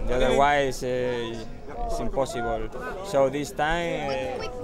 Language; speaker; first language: English; non-native, learner; Spanish